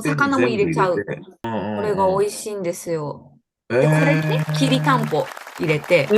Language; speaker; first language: Japanese; native; Japanese